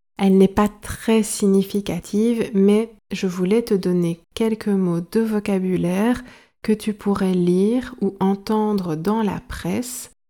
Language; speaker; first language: French; native; French